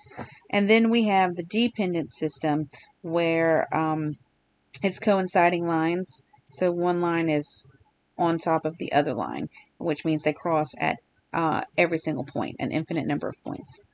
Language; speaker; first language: English; native; English